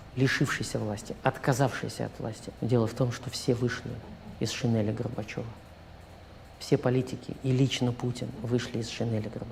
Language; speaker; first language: Russian; native; Russian